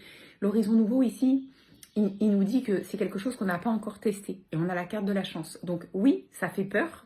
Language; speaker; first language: French; native; French